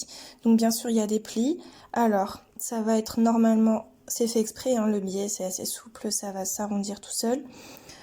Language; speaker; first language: French; native; French